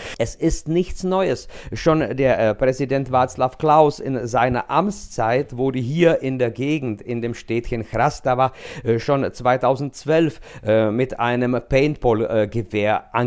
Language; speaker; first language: German; non-native, fluent; Czech